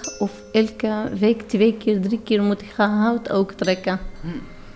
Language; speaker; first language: Dutch; non-native, learner; Arabic